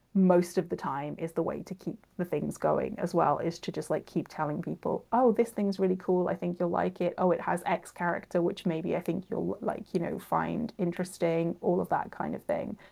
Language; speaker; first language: English; native; English